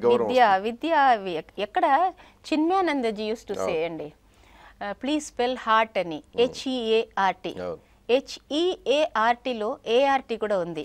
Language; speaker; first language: Telugu; non-native, local second language; Tamil